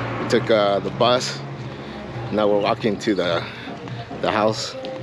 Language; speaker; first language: English; early bilingual, other home language; Spanish